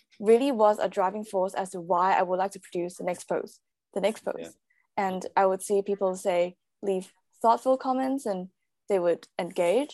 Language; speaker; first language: English; non-native, local second language; Cantonese